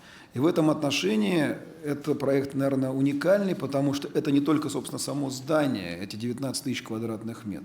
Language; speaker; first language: Russian; native; Russian